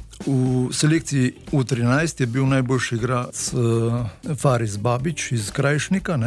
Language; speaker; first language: Slovenian; native; Slovenian